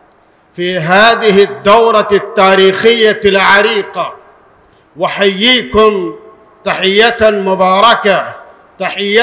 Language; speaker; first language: Arabic; non-native, fluent; Urdu